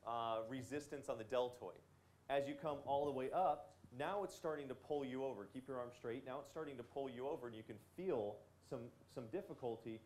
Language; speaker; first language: English; native; English